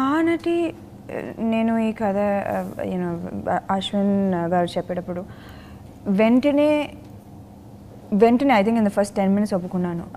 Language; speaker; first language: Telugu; non-native, fluent; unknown